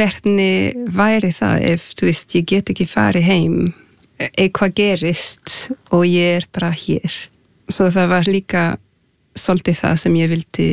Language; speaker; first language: Icelandic; non-native, fluent; French